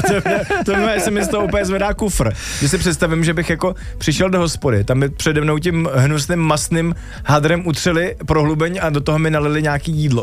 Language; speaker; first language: Czech; native; Czech